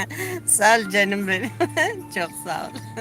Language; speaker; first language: Turkish; non-native, local second language; Kurdish